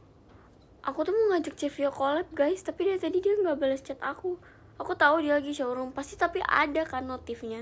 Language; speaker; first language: Indonesian; native; Indonesian